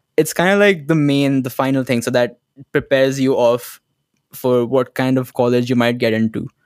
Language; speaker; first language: English; non-native, local second language; Hindi